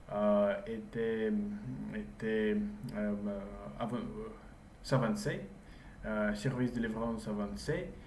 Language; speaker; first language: French; non-native, learner; English